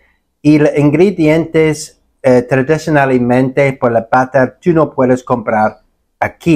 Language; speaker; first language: Spanish; non-native, learner; English